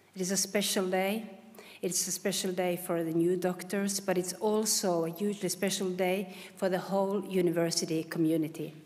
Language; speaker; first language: English; non-native, fluent; Norwegian